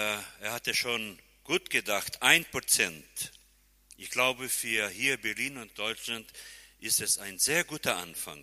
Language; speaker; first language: German; non-native, fluent; Portuguese